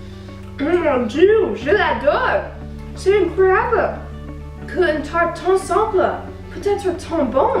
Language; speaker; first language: French; non-native, learner; English